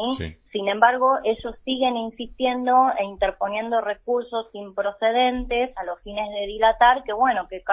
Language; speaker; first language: Spanish; native; Spanish